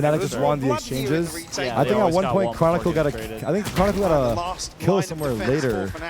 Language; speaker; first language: English; native; English